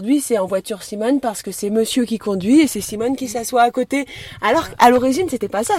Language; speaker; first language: French; native; French